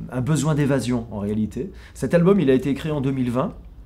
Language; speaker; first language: French; native; French